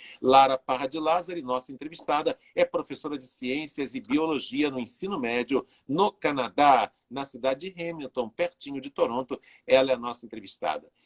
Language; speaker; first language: Portuguese; native; Portuguese